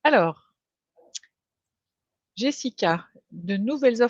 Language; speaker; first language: French; native; French